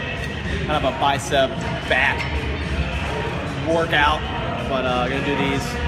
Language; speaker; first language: English; native; English